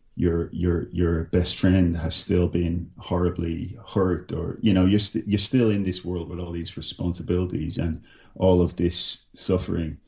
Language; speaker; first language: English; native; English